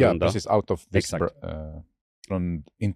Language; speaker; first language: Swedish; non-native, fluent; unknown